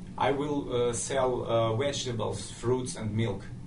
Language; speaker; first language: English; non-native, learner; Russian